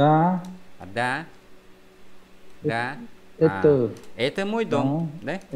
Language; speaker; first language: Russian; non-native, fluent; Vietnamese